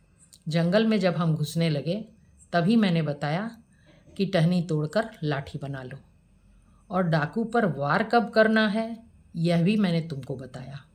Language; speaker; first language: Hindi; native; Hindi